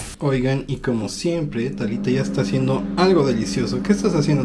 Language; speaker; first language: Spanish; native; Spanish